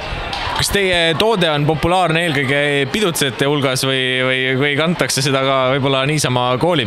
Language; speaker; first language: Estonian; native; Estonian